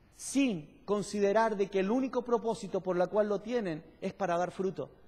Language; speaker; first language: Spanish; native; Spanish